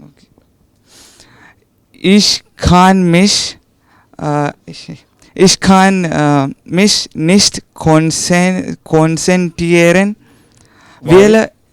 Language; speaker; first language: German; non-native, learner; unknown